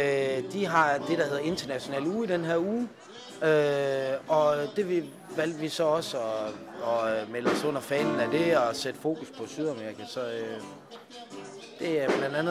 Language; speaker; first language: Danish; native; Danish